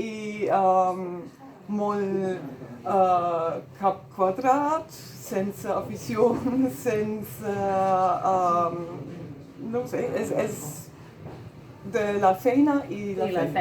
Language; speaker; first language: Catalan; non-native, fluent; German